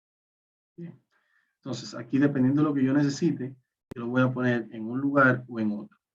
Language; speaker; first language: Spanish; native; Spanish